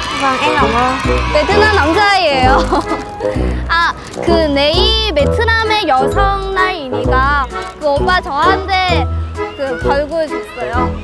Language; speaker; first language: Korean; non-native, learner; Vietnamese